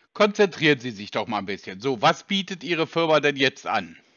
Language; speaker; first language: German; native; German